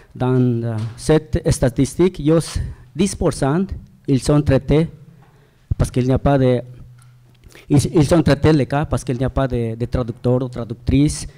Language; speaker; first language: French; non-native, learner; Spanish